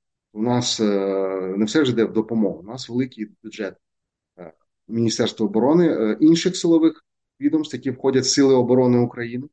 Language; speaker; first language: Ukrainian; native; Ukrainian